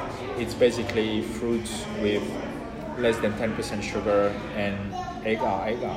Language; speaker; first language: English; non-native, fluent; French